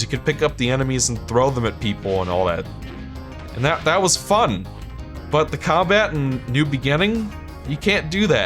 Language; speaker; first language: English; native; English